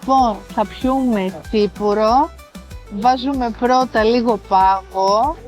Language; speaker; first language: Greek; native; Greek